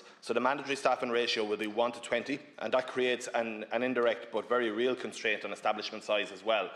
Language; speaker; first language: English; native; English